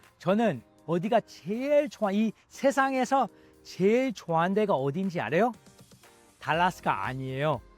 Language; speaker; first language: Korean; early bilingual, heritage; Korean